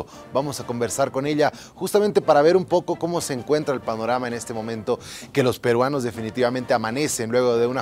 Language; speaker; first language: Spanish; native; Spanish